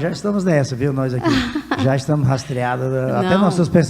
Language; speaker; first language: Portuguese; native; Portuguese